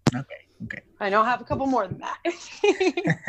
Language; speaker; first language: Spanish; early bilingual, heritage; Spanish